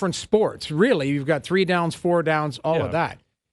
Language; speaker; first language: English; native; English